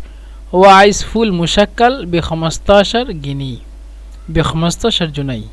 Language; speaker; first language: Arabic; non-native, fluent; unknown